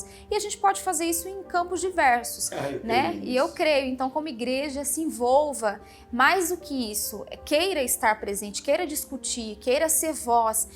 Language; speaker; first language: Portuguese; native; Portuguese